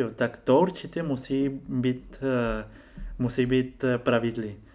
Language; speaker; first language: Czech; non-native, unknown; Spanish